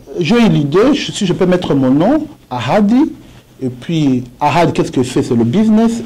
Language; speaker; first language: French; non-native, local second language; Swahili